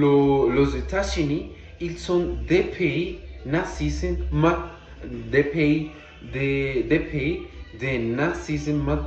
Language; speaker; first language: French; non-native, learner; Portuguese